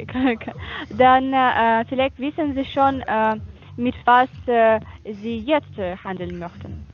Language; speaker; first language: German; non-native, fluent; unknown